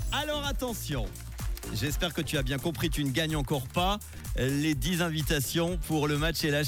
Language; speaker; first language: French; native; French